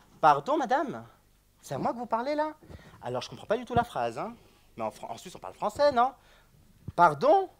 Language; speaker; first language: French; native; French